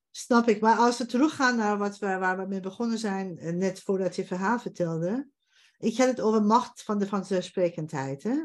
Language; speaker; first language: Dutch; non-native, fluent; Persian